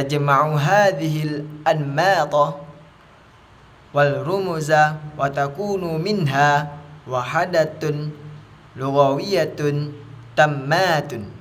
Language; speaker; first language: Arabic; non-native, learner; Indonesian